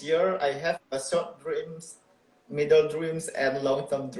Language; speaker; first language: English; non-native, local second language; Indonesian